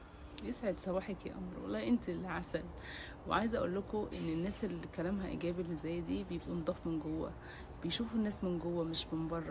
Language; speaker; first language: Arabic; native; Arabic